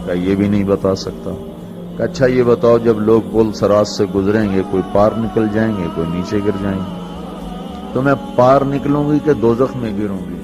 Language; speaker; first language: Urdu; non-native, local second language; Punjabi